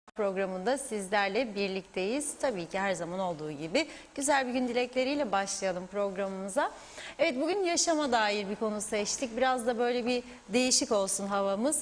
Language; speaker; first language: Turkish; native; Turkish